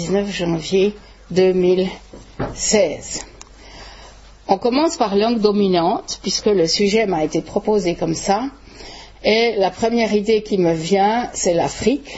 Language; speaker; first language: French; native; French